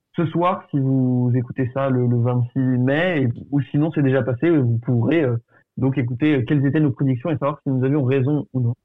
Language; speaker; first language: French; early bilingual, other home language; Portuguese